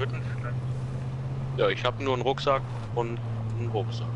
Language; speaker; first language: German; native; German